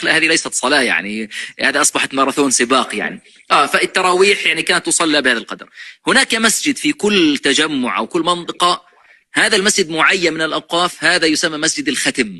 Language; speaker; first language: Arabic; native; Arabic